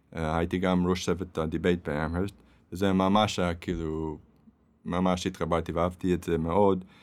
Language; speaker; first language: Hebrew; non-native, fluent; English